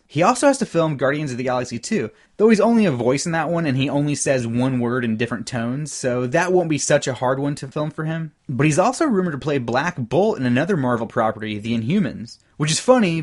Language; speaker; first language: English; native; English